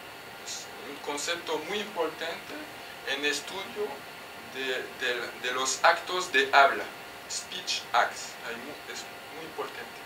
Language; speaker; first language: Spanish; non-native, fluent; French